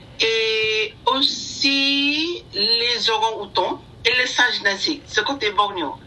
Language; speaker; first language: French; non-native, learner; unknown